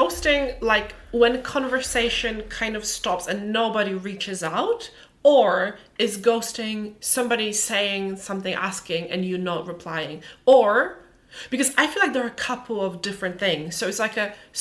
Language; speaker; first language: English; non-native, fluent; Polish